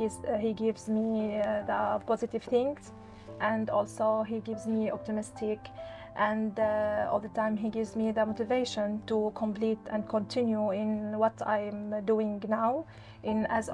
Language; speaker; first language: English; non-native, fluent; Arabic